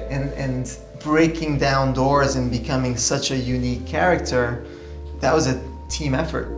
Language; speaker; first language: English; native; English